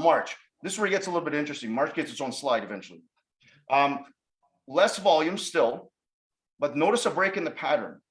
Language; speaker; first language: English; native; English